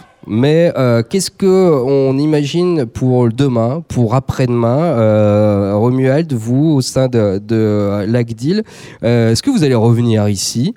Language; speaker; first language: French; native; French